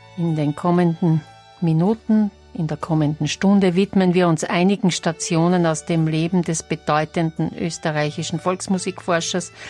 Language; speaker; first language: German; native; German